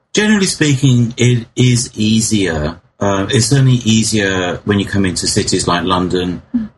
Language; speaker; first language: English; native; English